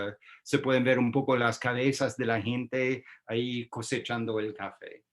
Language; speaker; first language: Spanish; non-native, fluent; English